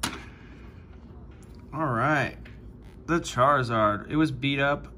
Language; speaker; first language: English; native; English